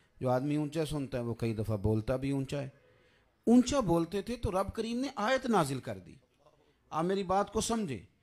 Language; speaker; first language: Urdu; non-native, local second language; Punjabi